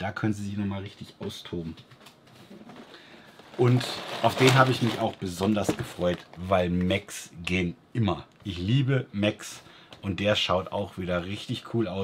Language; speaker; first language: German; native; German